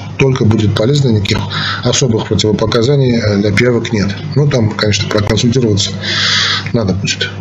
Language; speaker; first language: Russian; non-native, local second language; Armenian